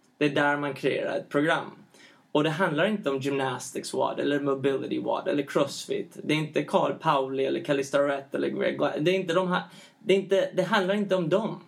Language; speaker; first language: Swedish; early bilingual, heritage; Swedish